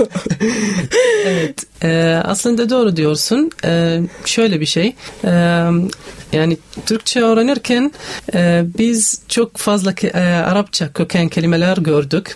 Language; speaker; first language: Turkish; non-native, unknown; Arabic